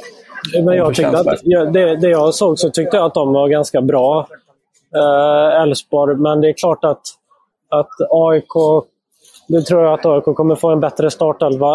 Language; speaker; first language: Swedish; native; Swedish